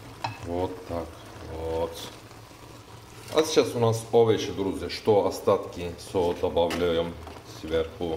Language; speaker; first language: Russian; non-native, learner; Turkish